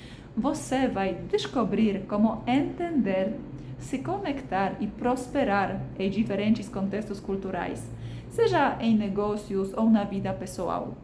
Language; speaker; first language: Portuguese; non-native, fluent; Polish